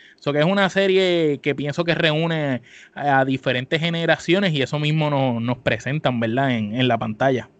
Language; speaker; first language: Spanish; native; Spanish